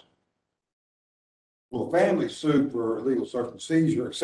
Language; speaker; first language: English; native; English